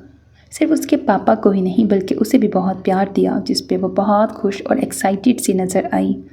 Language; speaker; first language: Urdu; native; Urdu